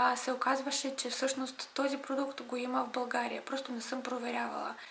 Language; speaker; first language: Bulgarian; non-native, fluent; Russian